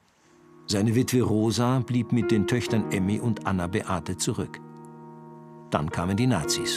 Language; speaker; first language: German; native; German